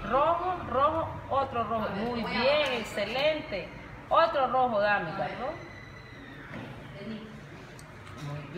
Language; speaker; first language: Spanish; native; Spanish